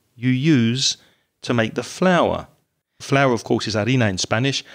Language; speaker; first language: English; native; English